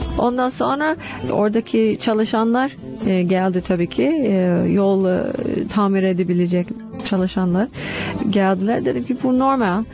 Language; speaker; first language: Turkish; non-native, fluent; English